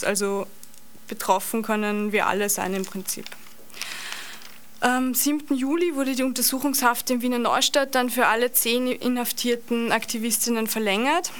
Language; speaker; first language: German; native; German